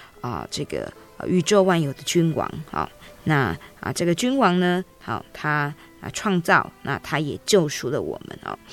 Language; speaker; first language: Chinese; native; Chinese